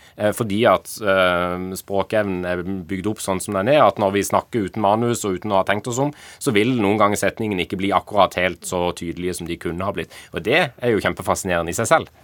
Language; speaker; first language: Norwegian; native; Norwegian